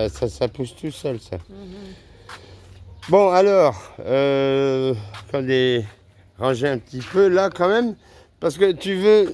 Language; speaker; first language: French; native; French